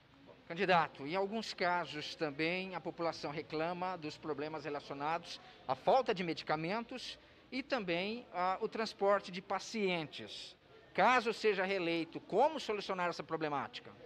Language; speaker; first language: Portuguese; native; Portuguese